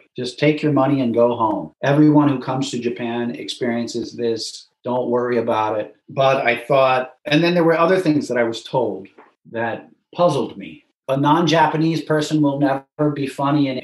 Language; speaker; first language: English; native; English